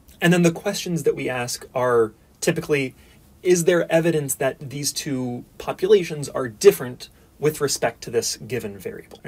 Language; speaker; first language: English; native; English